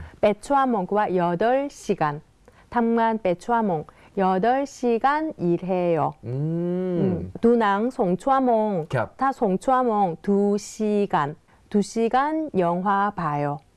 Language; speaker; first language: Thai; non-native, fluent; Korean